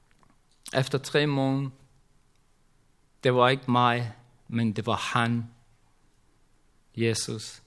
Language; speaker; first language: Danish; non-native, learner; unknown